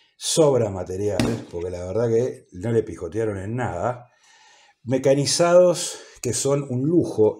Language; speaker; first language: Spanish; native; Spanish